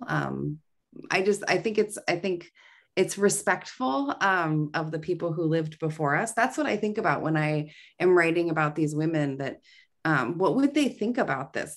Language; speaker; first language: English; native; English